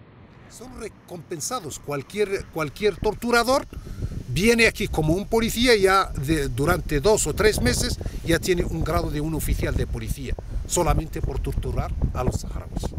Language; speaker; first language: Spanish; non-native, local second language; Arabic